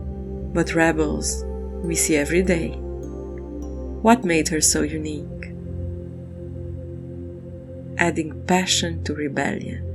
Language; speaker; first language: English; non-native, fluent; French